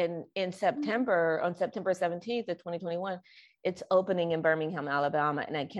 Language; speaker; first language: English; native; English